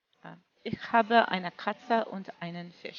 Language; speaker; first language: German; non-native, learner; English